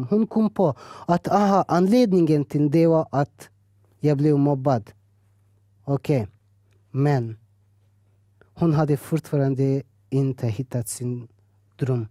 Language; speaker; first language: Swedish; early bilingual, other home language; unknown